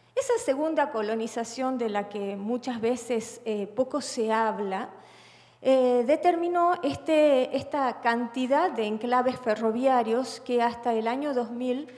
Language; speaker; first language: Spanish; native; Spanish